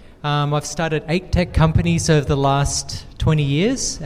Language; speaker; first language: English; native; English